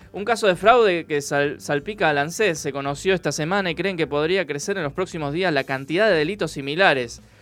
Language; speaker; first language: Spanish; native; Spanish